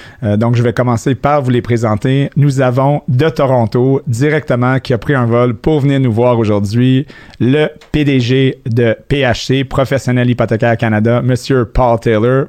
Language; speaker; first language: French; native; French